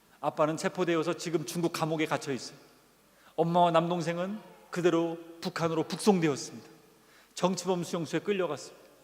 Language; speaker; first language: Korean; native; Korean